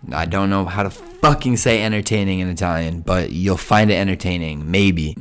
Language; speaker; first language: English; native; English